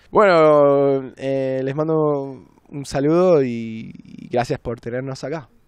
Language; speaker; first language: Spanish; non-native, fluent; English